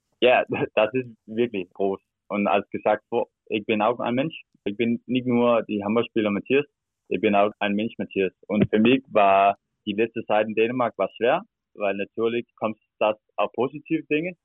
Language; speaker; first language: German; non-native, learner; Danish